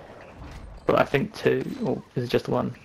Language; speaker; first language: English; native; English